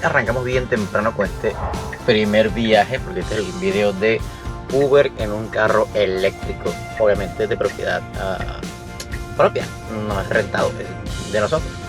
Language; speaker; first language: Spanish; native; Spanish